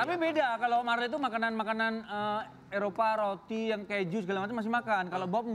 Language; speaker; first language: Indonesian; native; Indonesian